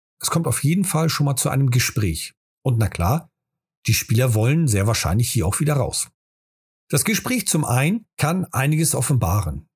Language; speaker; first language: German; native; German